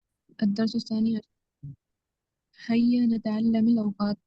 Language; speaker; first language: Arabic; non-native, learner; Urdu